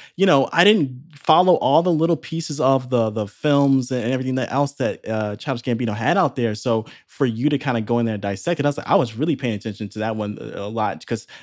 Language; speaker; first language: English; native; English